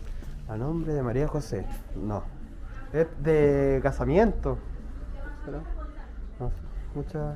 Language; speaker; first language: Spanish; native; Spanish